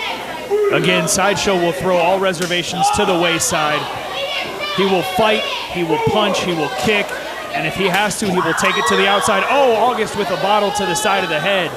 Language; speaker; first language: English; native; English